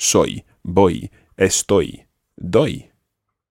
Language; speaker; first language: Spanish; non-native, fluent; English